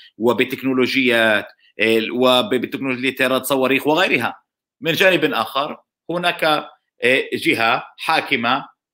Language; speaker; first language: Arabic; non-native, local second language; Hebrew